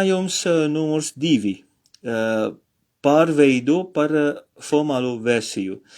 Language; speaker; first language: Latvian; non-native, learner; Morisyen